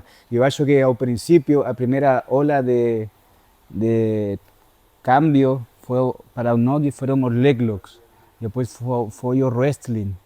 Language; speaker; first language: Portuguese; non-native, fluent; Spanish